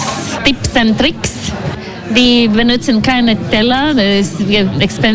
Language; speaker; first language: German; non-native, learner; Latvian